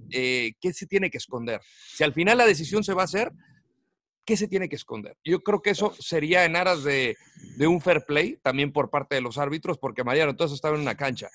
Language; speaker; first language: Spanish; native; Spanish